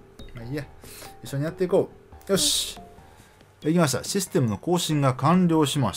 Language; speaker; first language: Japanese; native; Japanese